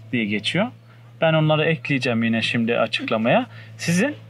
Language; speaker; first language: Turkish; native; Turkish